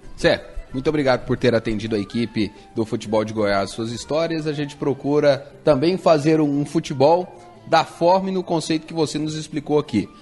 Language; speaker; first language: Portuguese; native; Portuguese